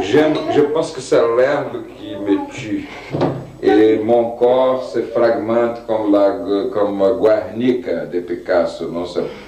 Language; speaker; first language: French; non-native, local second language; Portuguese